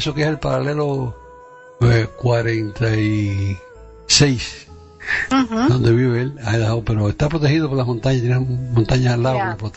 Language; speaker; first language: Spanish; native; Spanish